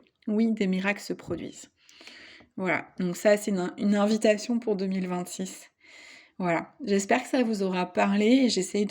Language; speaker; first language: French; native; French